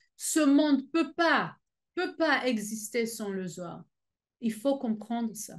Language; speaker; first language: French; non-native, fluent; Hebrew